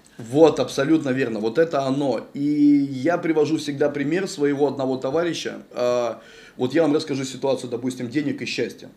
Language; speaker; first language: Russian; native; Russian